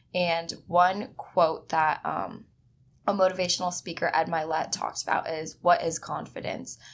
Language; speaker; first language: English; early bilingual, other home language; Chinese